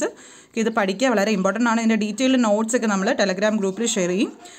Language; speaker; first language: English; non-native, local second language; Malayalam